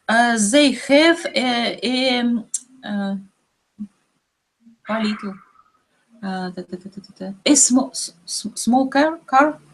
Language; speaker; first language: English; non-native, learner; Russian